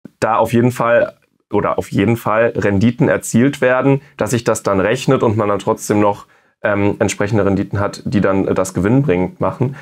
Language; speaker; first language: German; native; German